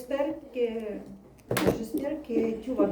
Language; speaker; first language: French; non-native, learner; Russian